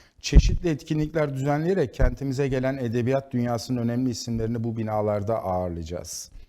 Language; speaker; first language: Turkish; native; Turkish